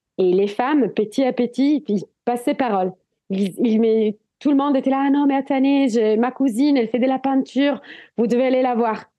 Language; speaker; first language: French; non-native, fluent; Italian